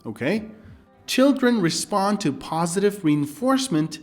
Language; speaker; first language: English; non-native, fluent; Kyrgyz